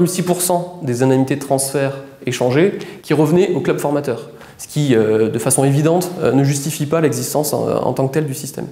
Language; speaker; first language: French; native; French